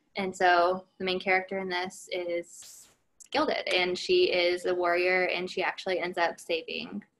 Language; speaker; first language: English; native; English